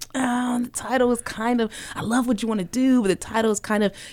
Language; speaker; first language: English; early bilingual, other home language; Yoruba